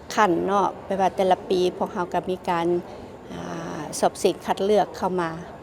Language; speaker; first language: Lao; native; Lao